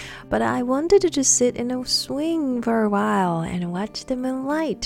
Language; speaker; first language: English; non-native, fluent; Chinese